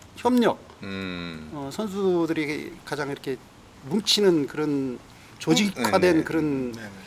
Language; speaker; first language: Korean; native; Korean